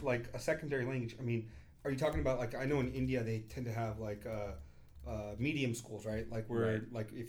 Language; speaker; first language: English; early bilingual, other home language; Kannada